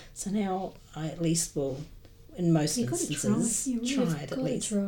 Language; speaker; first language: English; native; English